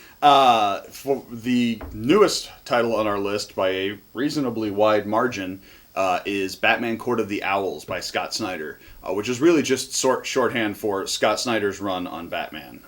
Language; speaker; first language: English; native; English